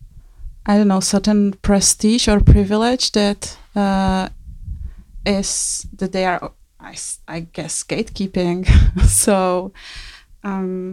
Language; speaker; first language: English; non-native, fluent; Czech